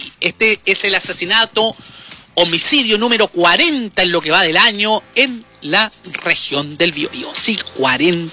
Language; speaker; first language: Spanish; native; Spanish